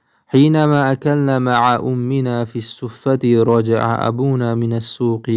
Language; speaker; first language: Arabic; non-native, fluent; Uzbek